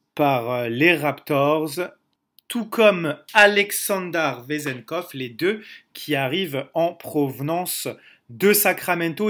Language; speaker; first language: French; native; French